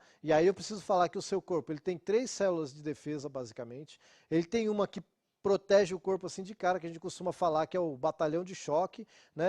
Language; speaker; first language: Portuguese; native; Portuguese